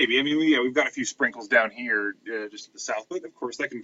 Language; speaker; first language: English; native; English